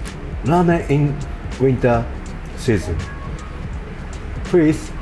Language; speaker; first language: English; non-native, learner; Japanese